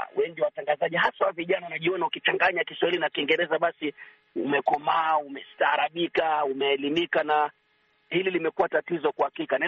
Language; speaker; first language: Swahili; native; Swahili